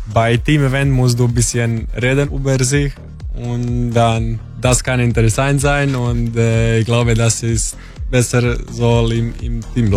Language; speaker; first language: German; non-native, learner; Croatian